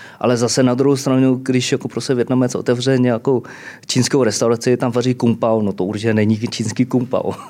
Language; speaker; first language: Czech; early bilingual, other home language; Vietnamese